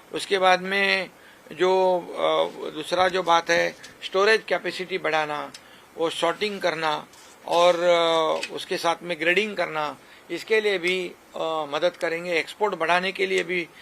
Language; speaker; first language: Hindi; non-native, local second language; Marathi